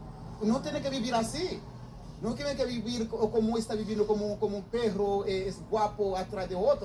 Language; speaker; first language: Spanish; non-native, learner; Haitian Creole